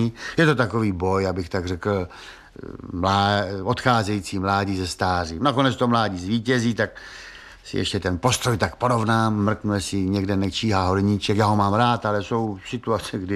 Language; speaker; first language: Czech; native; Czech